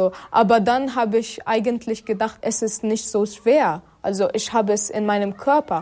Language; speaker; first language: German; non-native, fluent; Arabic